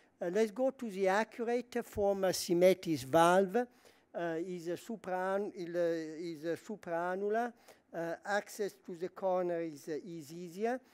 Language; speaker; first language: English; non-native, fluent; Italian